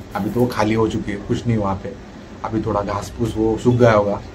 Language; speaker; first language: Hindi; non-native, local second language; Marathi